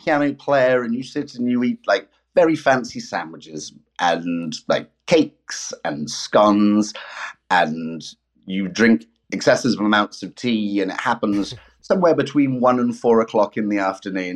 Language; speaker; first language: English; native; English